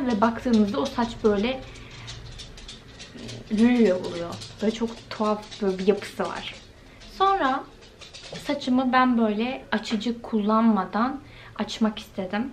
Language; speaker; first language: Turkish; native; Turkish